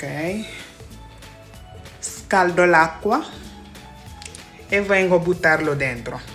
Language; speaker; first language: Italian; non-native, fluent; Wolof